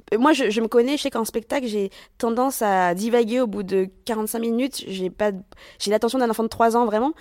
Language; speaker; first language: French; native; French